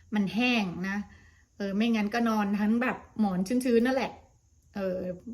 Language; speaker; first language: Thai; native; Thai